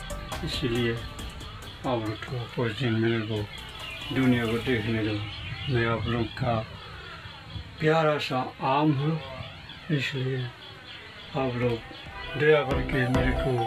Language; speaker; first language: Hindi; non-native, local second language; Assamese